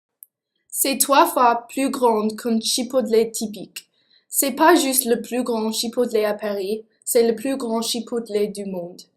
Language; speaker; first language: French; non-native, learner; English